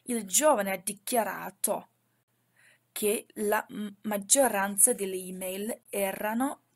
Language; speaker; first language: Italian; non-native, fluent; Chinese